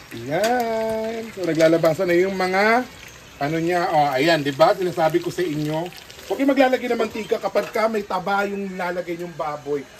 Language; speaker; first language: Filipino; non-native, local second language; Cebuano